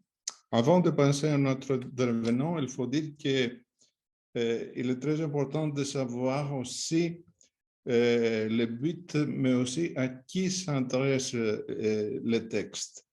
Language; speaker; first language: French; non-native, fluent; Greek